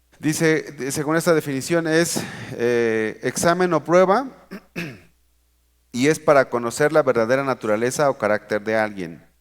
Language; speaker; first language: Spanish; native; Spanish